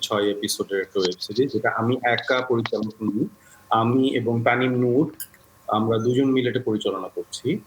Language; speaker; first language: Bangla; native; Bangla